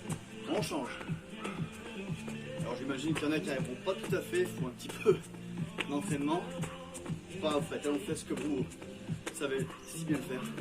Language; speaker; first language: French; native; French